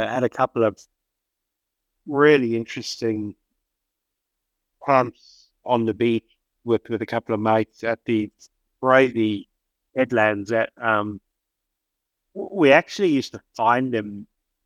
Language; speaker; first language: English; native; English